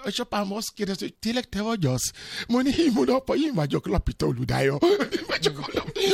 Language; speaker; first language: Hungarian; non-native, learner; Albanian